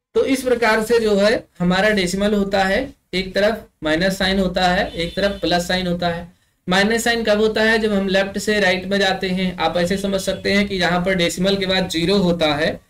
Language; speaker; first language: Hindi; native; Hindi